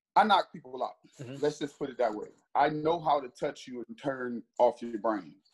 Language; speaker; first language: English; native; English